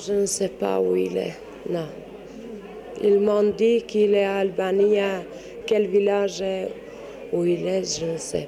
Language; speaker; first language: French; non-native, learner; Albanian